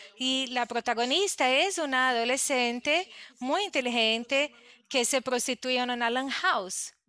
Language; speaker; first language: Spanish; non-native, fluent; Portuguese